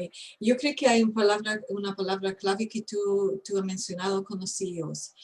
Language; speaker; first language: Spanish; non-native, fluent; English